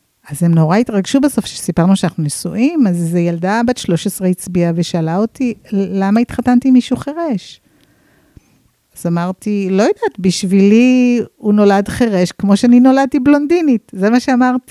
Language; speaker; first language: Hebrew; non-native, fluent; English